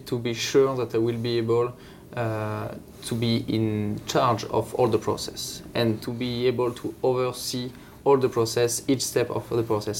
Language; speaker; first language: English; non-native, fluent; French